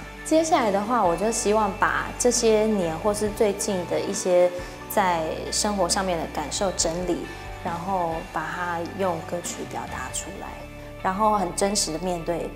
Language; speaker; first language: Chinese; native; Chinese